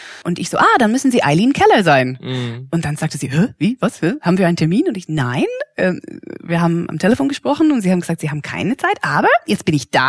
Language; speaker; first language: German; non-native, fluent; English